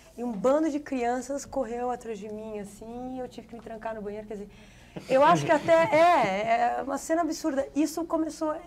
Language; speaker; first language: Portuguese; native; Portuguese